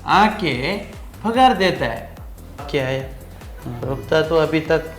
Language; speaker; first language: Hindi; non-native, local second language; Kannada